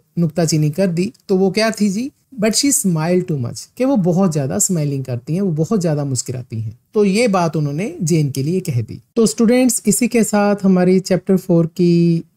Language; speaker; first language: Hindi; non-native, local second language; Punjabi